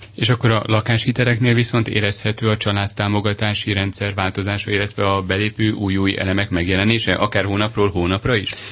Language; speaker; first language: Hungarian; native; Hungarian